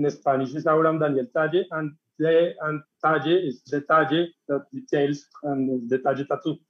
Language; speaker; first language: English; non-native, learner; Spanish